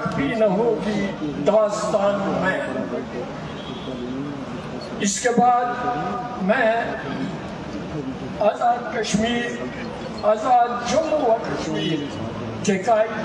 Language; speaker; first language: Urdu; non-native, local second language; Kashmiri